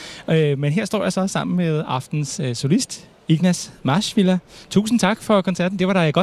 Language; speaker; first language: Danish; native; Danish